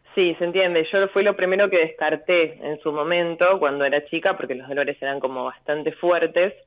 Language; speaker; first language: Spanish; native; Spanish